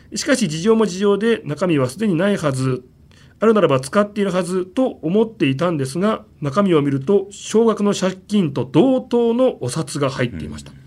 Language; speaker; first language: Japanese; native; Japanese